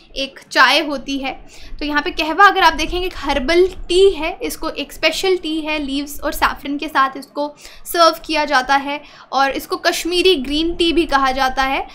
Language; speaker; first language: Hindi; native; Hindi